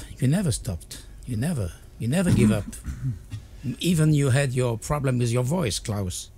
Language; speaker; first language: English; non-native, fluent; French